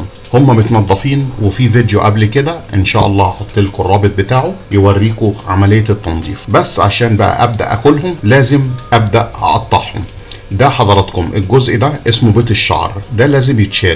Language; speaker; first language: Arabic; native; Arabic